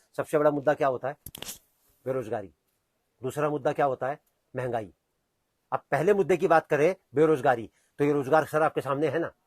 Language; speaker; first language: Hindi; native; Hindi